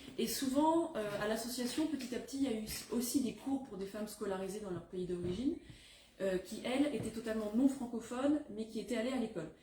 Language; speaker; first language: French; native; French